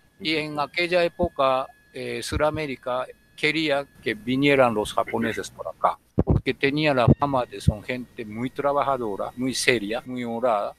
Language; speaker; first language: Spanish; non-native, fluent; Japanese